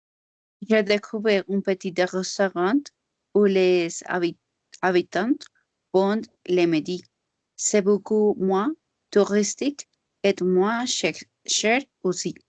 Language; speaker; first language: French; non-native, learner; Spanish